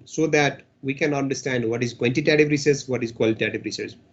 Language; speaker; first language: English; non-native, local second language; Nepali